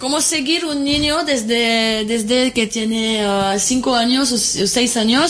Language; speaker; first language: Spanish; non-native, fluent; French